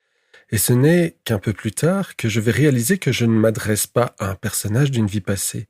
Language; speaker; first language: French; native; French